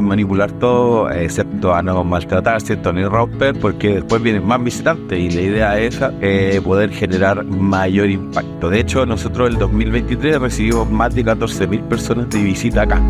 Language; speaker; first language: Spanish; native; Spanish